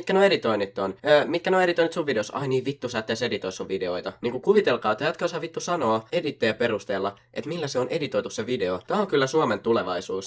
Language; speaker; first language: Finnish; native; Finnish